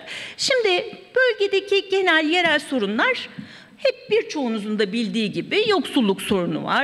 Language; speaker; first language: Turkish; native; Turkish